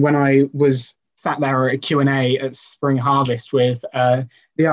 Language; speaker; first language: English; native; English